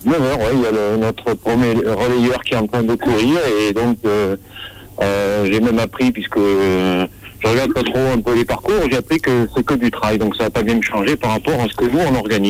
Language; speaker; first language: French; native; French